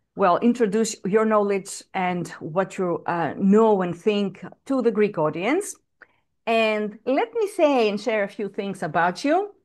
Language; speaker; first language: English; non-native, fluent; Greek